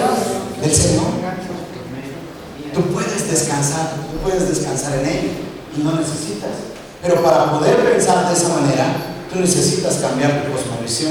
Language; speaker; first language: Spanish; native; Spanish